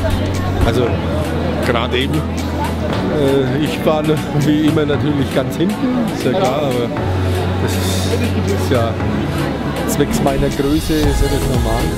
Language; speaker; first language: German; native; German